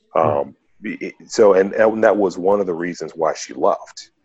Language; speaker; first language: English; native; English